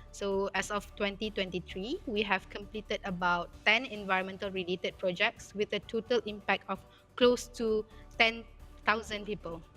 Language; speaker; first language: English; non-native, fluent; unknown